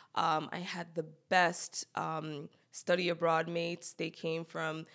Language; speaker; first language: English; native; English